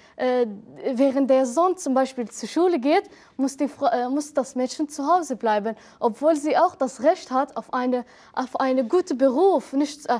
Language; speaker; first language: German; non-native, fluent; Arabic